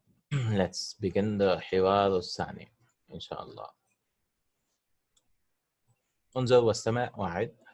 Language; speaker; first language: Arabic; non-native, fluent; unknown